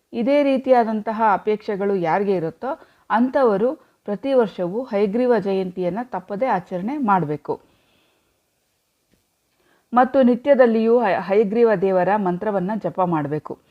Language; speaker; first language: Kannada; native; Kannada